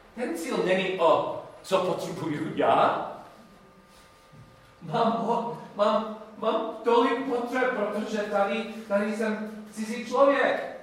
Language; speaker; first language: Czech; non-native, learner; English